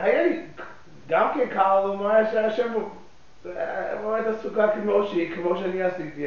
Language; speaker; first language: Hebrew; non-native, learner; English